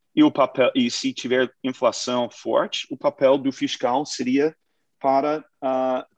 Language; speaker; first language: Portuguese; non-native, fluent; English